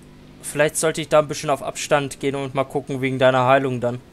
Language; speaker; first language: German; native; German